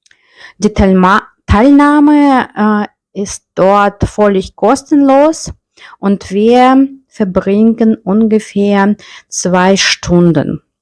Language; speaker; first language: German; non-native, fluent; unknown